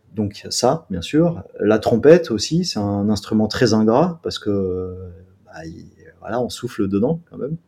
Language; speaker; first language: French; native; French